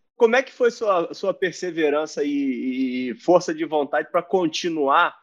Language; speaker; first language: Portuguese; native; Portuguese